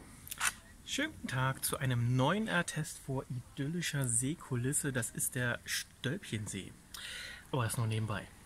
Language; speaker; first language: German; native; German